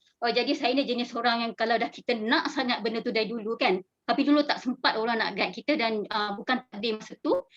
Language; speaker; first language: Malay; native; Malay